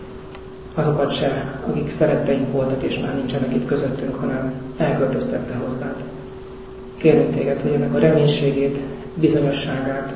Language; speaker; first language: Hungarian; native; Hungarian